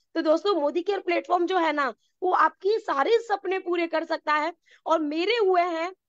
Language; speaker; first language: Hindi; non-native, local second language; Gujarati